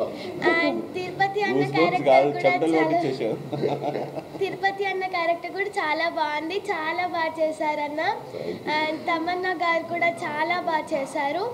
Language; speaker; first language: Telugu; non-native, learner; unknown